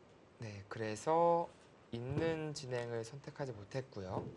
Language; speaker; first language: Korean; native; Korean